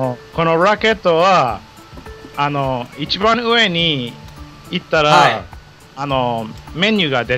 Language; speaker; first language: Japanese; non-native, fluent; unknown